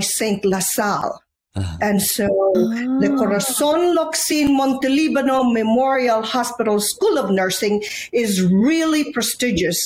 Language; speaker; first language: English; non-native, local second language; Hiligaynon